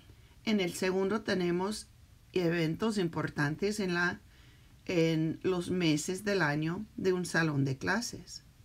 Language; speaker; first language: Spanish; early bilingual, heritage; Spanish